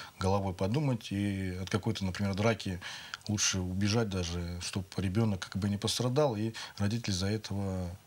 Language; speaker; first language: Russian; native; Russian